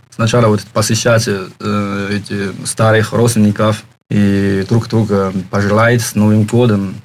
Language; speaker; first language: Russian; non-native, learner; Chinese